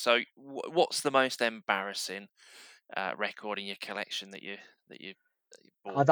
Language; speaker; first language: English; native; English